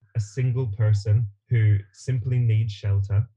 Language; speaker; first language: English; native; English